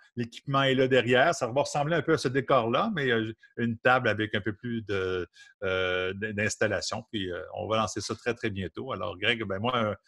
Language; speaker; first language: French; native; French